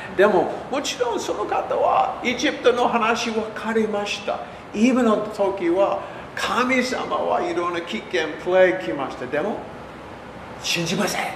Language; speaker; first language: Japanese; non-native, learner; English